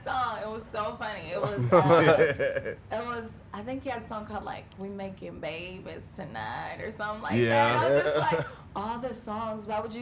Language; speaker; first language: English; native; English